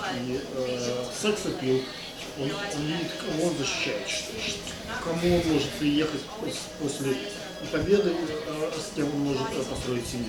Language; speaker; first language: Russian; native; Russian